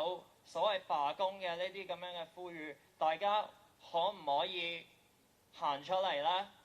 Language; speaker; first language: Cantonese; native; Cantonese